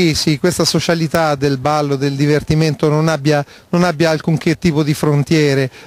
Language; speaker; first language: Italian; native; Italian